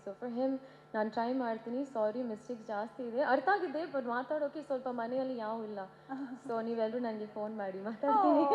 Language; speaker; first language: Kannada; non-native, learner; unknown